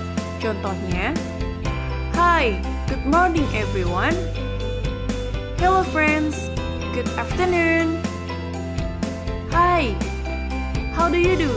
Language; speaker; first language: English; non-native, learner; Indonesian